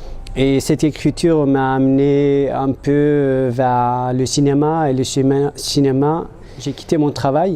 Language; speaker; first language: French; non-native, fluent; Turkish